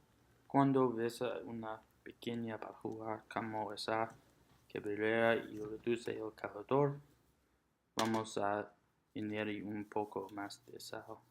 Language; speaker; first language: Spanish; non-native, learner; English